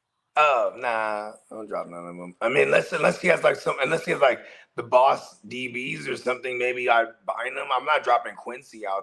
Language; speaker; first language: English; native; English